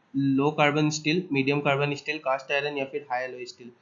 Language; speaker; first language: Hindi; non-native, local second language; Assamese